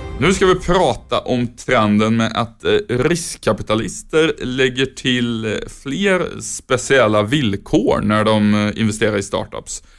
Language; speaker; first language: Swedish; native; Swedish